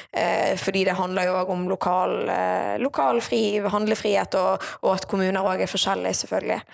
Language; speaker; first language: Norwegian; native; Norwegian